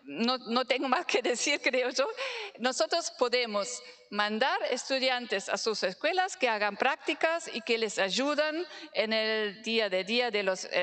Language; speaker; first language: Spanish; non-native, fluent; German